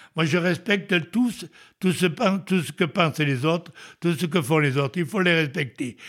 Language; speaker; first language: French; native; French